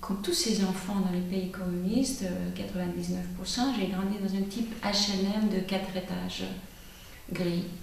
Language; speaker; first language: French; non-native, fluent; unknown